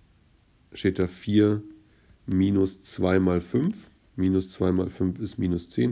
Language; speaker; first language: German; native; German